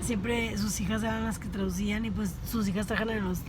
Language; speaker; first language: Spanish; native; Spanish